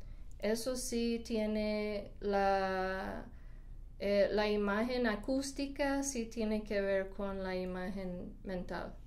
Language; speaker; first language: Spanish; non-native, fluent; English